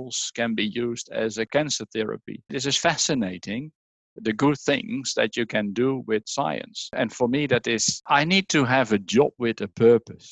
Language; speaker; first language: English; non-native, fluent; Dutch